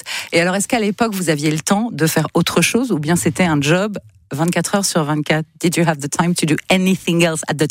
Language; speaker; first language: French; native; French